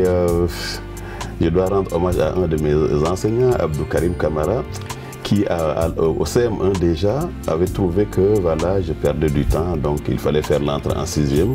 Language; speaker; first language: French; non-native, local second language; Wolof